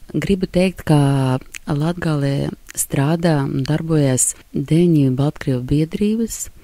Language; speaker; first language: Latvian; non-native, local second language; Russian